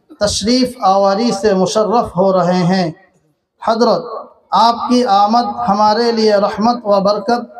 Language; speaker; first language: Urdu; non-native, fluent; Bangla